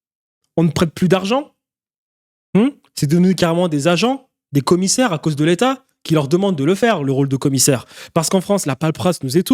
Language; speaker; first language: French; native; French